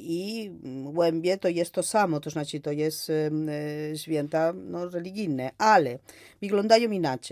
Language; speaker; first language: Polish; non-native, fluent; Spanish